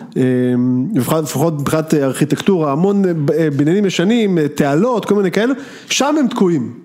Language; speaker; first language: Hebrew; native; Hebrew